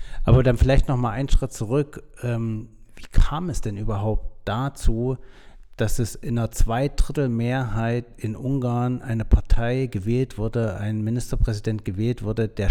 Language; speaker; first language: German; native; German